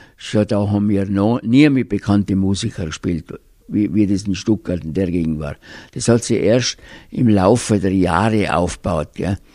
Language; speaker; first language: German; native; German